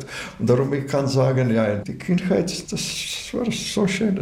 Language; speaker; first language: German; non-native, fluent; Latvian